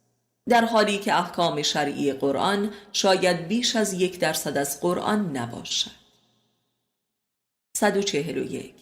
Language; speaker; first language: Persian; native; Persian